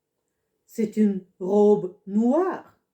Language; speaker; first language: French; non-native, fluent; Russian